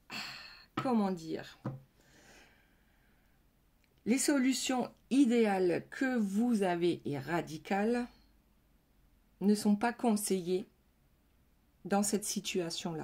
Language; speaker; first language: French; native; French